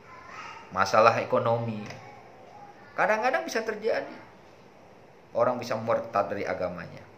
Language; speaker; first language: Indonesian; native; Indonesian